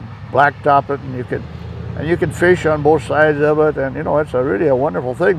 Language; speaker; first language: English; native; English